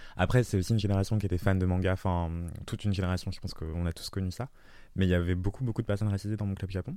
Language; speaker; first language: French; native; French